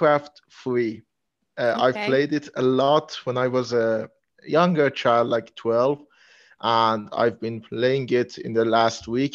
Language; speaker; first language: English; non-native, fluent; Persian